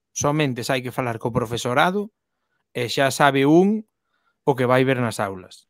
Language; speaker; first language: Galician; native; Galician